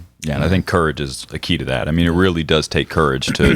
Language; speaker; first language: English; native; English